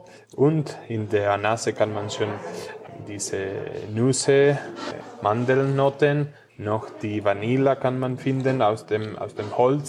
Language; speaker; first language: German; non-native, learner; Spanish